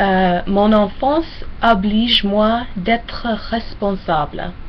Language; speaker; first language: French; non-native, learner; English